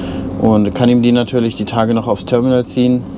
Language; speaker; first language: German; native; German